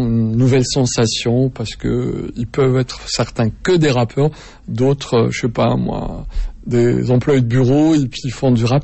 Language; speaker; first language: French; native; French